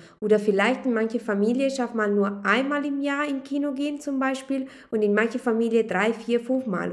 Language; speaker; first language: German; non-native, fluent; Italian